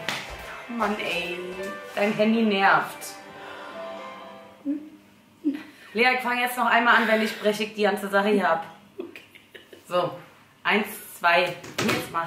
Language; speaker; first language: German; native; German